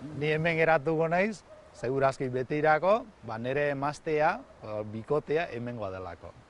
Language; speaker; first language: Basque; early bilingual, other home language; Urdu